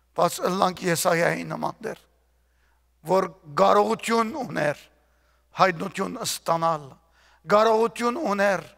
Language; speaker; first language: Armenian; early bilingual, heritage; Armenian